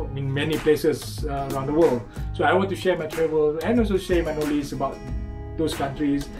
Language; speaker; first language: English; non-native, local second language; Malay